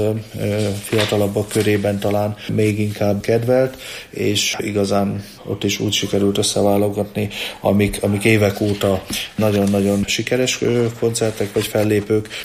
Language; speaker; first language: Hungarian; native; Hungarian